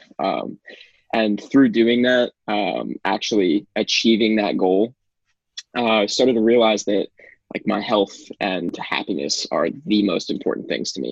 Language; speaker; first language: English; native; English